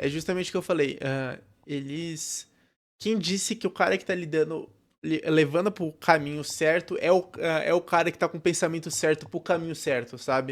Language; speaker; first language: Portuguese; native; Portuguese